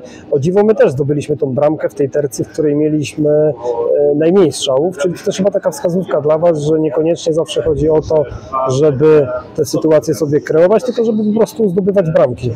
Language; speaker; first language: Polish; native; Polish